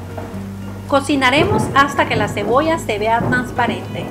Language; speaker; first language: Spanish; native; Spanish